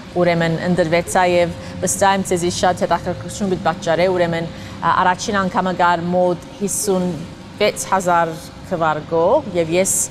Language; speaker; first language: Armenian; early bilingual, heritage; Armenian